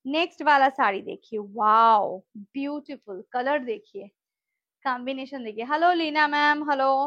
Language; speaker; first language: Hindi; non-native, local second language; Bangla